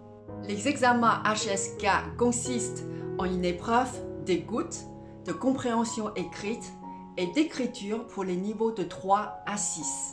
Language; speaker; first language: French; non-native, fluent; Chinese